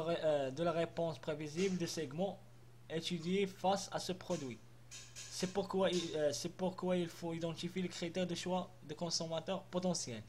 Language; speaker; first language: French; non-native, local second language; Arabic